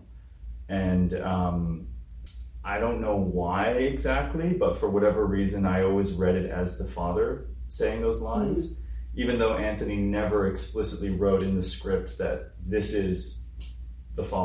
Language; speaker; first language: English; native; English